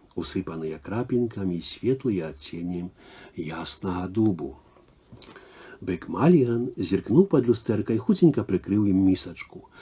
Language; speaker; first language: Belarusian; native; Belarusian